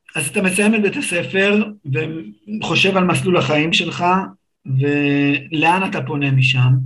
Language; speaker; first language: Hebrew; native; Hebrew